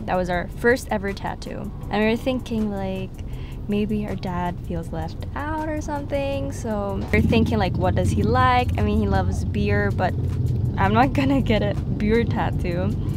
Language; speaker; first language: English; non-native, local second language; German